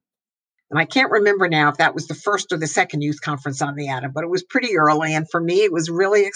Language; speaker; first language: English; native; English